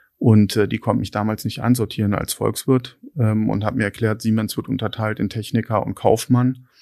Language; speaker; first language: German; native; German